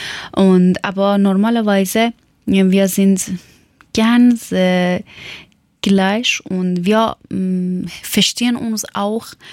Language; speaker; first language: German; non-native, learner; Persian